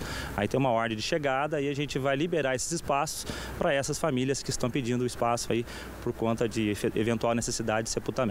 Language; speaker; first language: Portuguese; native; Portuguese